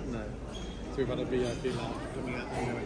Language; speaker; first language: English; native; English